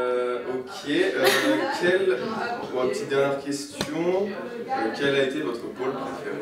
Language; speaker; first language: French; native; French